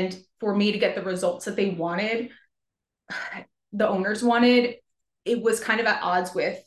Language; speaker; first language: English; native; English